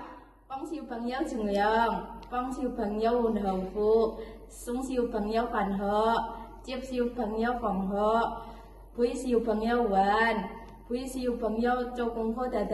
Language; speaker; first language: Cantonese; non-native, learner; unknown